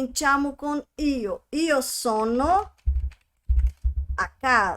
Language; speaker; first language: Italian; non-native, fluent; Portuguese